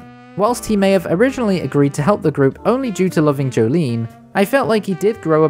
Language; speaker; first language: English; native; English